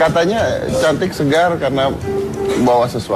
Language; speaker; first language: Indonesian; native; Indonesian